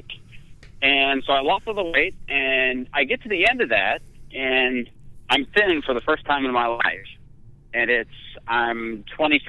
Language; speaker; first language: English; native; English